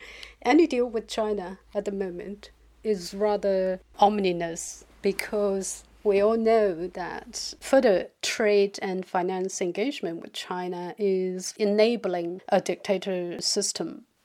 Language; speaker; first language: English; non-native, fluent; Chinese